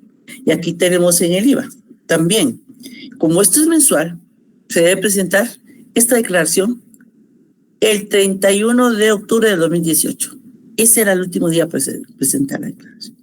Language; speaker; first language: Spanish; native; Spanish